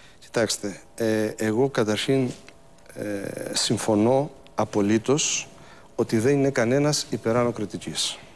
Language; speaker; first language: Greek; native; Greek